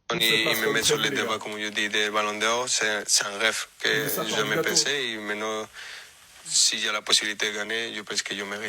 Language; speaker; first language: French; non-native, fluent; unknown